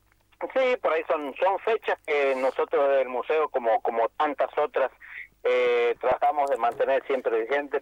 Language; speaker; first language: Spanish; native; Spanish